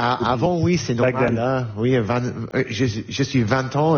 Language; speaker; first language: French; non-native, learner; English